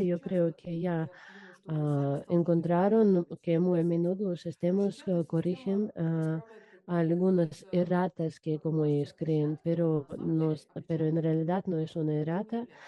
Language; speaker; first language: Spanish; non-native, fluent; Russian